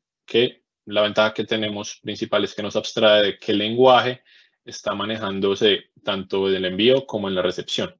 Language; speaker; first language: Spanish; native; Spanish